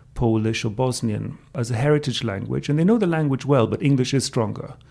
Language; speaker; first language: English; non-native, fluent; German